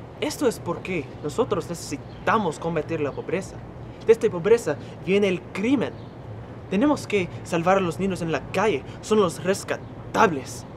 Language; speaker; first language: Spanish; non-native, learner; English